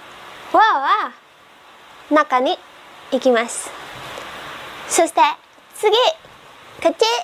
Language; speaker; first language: Japanese; non-native, learner; Indonesian